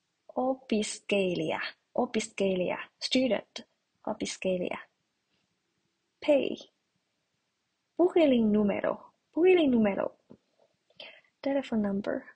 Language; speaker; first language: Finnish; non-native, learner; Chinese